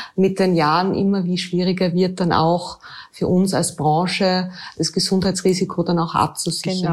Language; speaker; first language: German; native; German